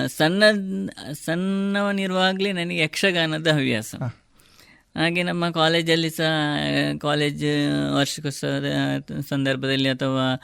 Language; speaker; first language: Kannada; non-native, local second language; Tulu